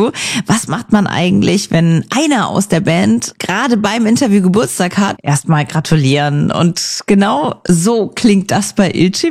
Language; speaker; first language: German; native; German